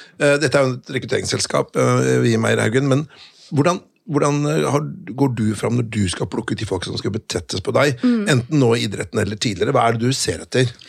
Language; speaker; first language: Norwegian; native; Norwegian